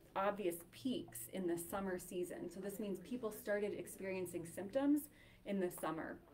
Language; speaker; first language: English; native; English